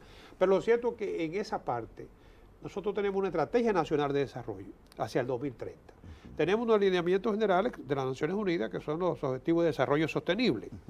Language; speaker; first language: Spanish; native; Spanish